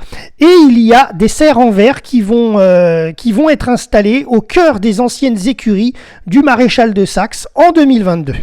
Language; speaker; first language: French; native; French